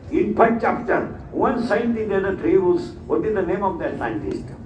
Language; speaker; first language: English; non-native, local second language; Marathi